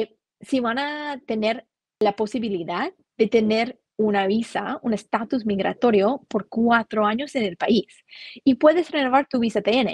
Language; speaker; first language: Spanish; non-native, fluent; English